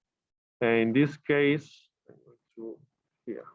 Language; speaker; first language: English; non-native, learner; Spanish